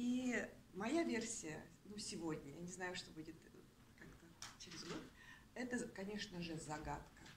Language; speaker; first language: Russian; native; Russian